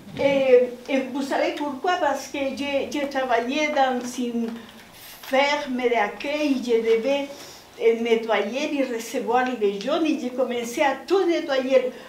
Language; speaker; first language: French; non-native, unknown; Spanish